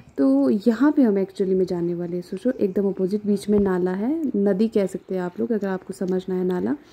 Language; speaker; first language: Hindi; non-native, local second language; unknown